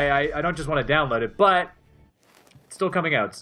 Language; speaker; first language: English; native; English